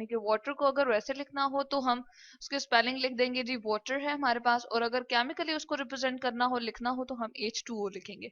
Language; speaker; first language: Hindi; non-native, local second language; Punjabi